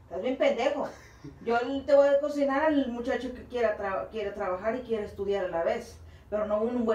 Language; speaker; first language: Spanish; native; Spanish